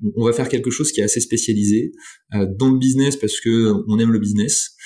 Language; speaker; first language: French; native; French